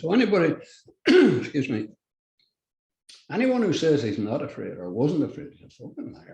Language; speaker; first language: English; native; English